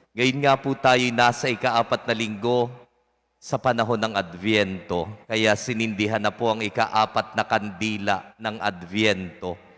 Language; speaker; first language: Filipino; native; Filipino